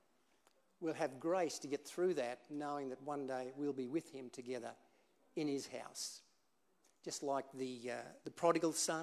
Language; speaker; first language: English; native; English